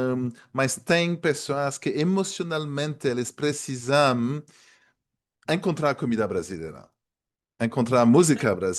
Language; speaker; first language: Portuguese; non-native, fluent; French